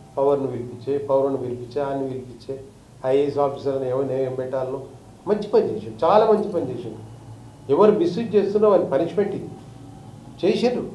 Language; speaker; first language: Telugu; native; Telugu